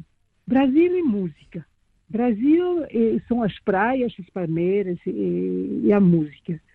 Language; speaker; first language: Portuguese; non-native, fluent; French